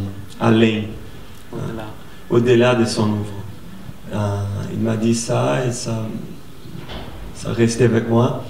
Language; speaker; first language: French; non-native, fluent; Portuguese